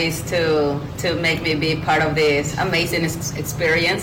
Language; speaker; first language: English; non-native, fluent; Quechua